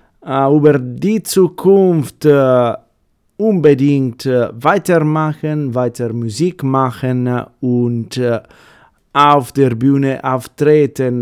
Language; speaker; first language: German; non-native, fluent; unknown